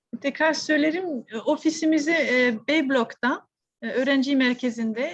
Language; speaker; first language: Turkish; non-native, fluent; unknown